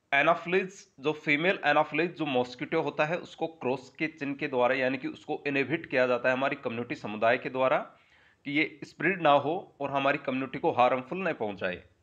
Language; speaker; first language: Hindi; native; Hindi